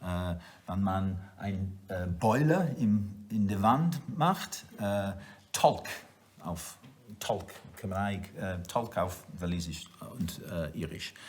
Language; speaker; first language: German; non-native, learner; Welsh